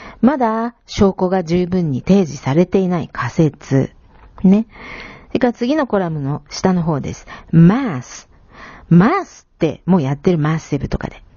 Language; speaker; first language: Japanese; native; Japanese